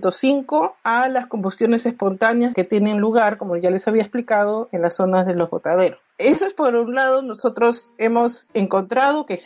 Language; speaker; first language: Spanish; native; Spanish